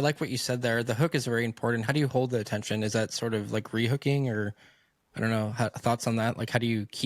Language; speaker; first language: English; native; English